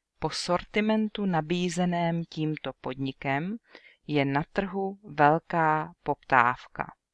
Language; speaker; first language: Czech; native; Czech